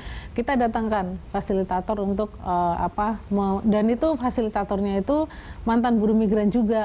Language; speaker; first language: Indonesian; native; Indonesian